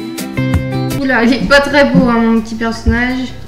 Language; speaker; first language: French; native; French